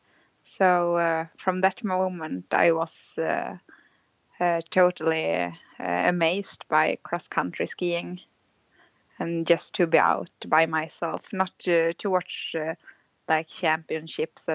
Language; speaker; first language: English; non-native, fluent; Swedish